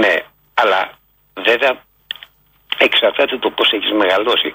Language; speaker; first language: Greek; native; Greek